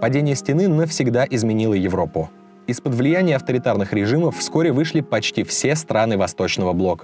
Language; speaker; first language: Russian; native; Russian